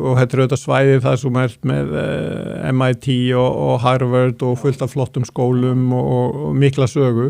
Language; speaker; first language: Icelandic; native; Icelandic